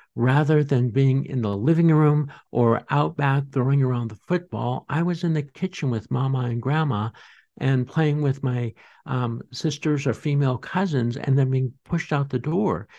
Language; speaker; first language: English; native; English